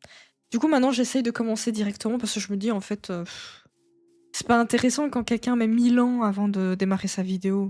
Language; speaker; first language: French; native; French